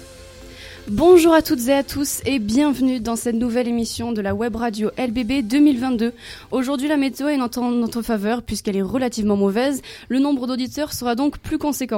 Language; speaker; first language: French; native; French